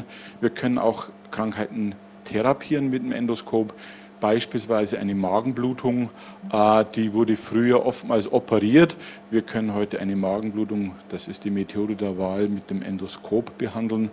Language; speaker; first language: German; native; German